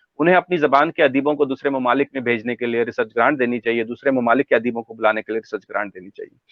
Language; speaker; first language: Urdu; native; Urdu